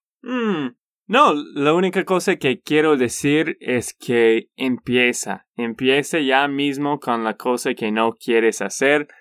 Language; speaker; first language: Spanish; non-native, learner; English